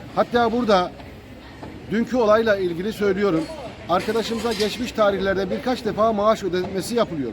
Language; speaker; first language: Turkish; native; Turkish